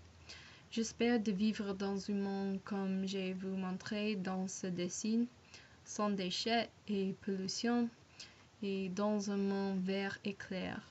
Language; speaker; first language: French; non-native, learner; English